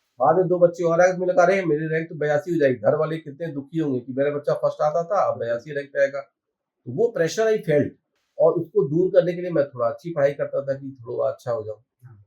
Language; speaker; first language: Hindi; native; Hindi